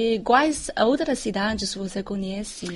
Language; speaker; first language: Portuguese; non-native, fluent; Chinese